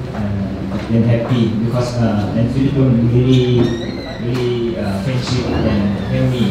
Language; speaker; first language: English; non-native, learner; Lao